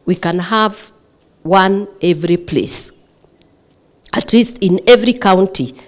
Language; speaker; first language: English; non-native, local second language; Swahili